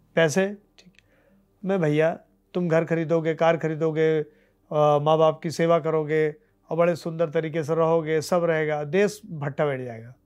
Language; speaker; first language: Hindi; native; Hindi